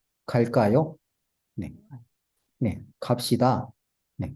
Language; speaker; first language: Korean; native; Korean